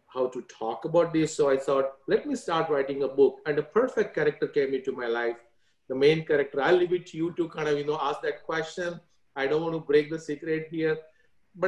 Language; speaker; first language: English; non-native, local second language; Gujarati